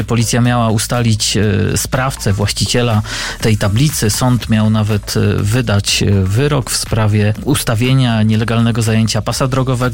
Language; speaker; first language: Polish; native; Polish